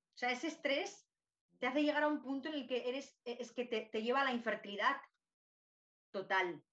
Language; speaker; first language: Spanish; native; Spanish